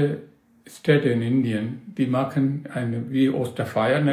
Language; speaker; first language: German; non-native, learner; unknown